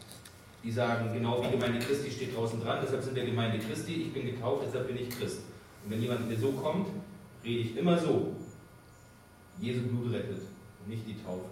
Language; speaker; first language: German; native; German